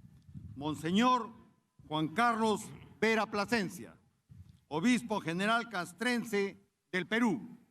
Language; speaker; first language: Spanish; native; Spanish